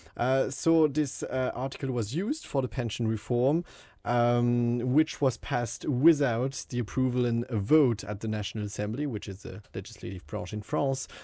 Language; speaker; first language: English; non-native, fluent; French